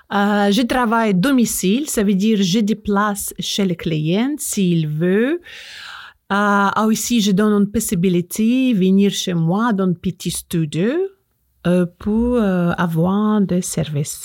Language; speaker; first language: French; non-native, learner; Russian